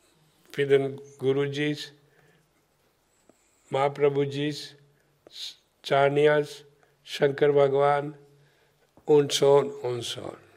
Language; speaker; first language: German; non-native, learner; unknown